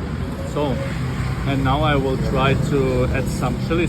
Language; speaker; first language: English; non-native, fluent; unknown